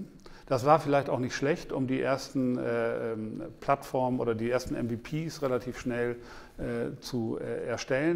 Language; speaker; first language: German; native; German